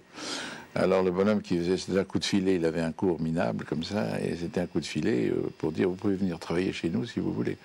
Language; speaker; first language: French; native; French